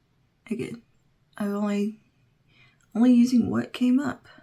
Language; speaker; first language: English; native; English